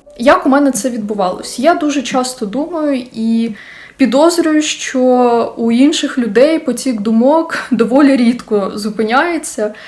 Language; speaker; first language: Ukrainian; non-native, local second language; Russian